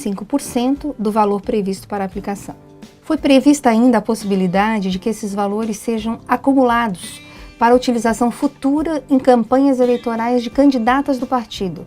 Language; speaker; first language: Portuguese; native; Portuguese